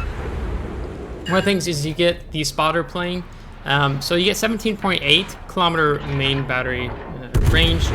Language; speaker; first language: English; native; English